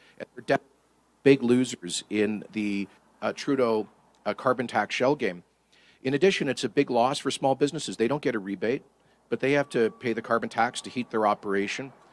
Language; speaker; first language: English; native; English